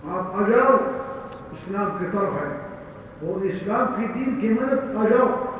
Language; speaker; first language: Urdu; non-native, learner; Arabic